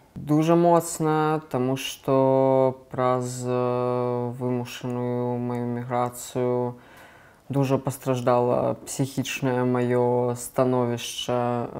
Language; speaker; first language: Belarusian; native; Belarusian